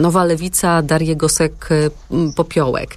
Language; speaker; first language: Polish; native; Polish